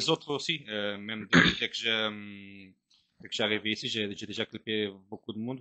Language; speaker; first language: French; non-native, fluent; Portuguese